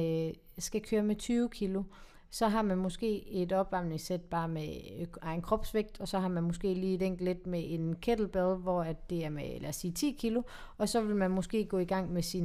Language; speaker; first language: Danish; native; Danish